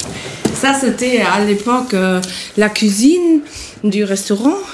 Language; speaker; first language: French; non-native, fluent; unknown